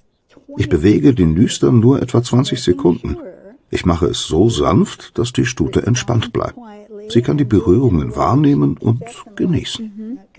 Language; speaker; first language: German; native; German